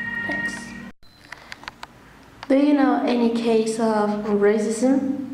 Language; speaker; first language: English; non-native, learner; Spanish